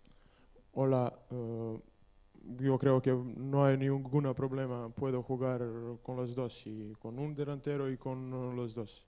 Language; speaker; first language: Spanish; non-native, learner; Serbian